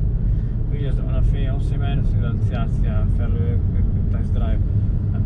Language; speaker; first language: French; non-native, fluent; Italian